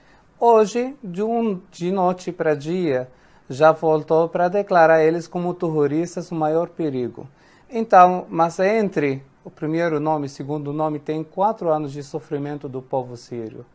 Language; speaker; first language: Portuguese; non-native, fluent; Arabic